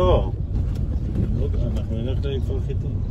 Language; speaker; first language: Hebrew; native; Hebrew